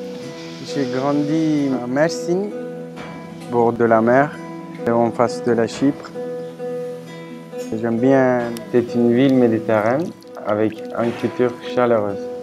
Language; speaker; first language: French; non-native, learner; Kurdish